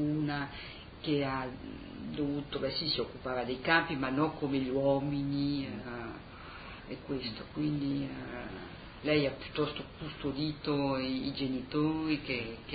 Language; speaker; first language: Italian; early bilingual, heritage; Italian